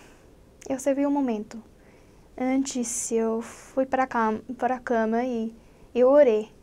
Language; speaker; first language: Portuguese; non-native, fluent; English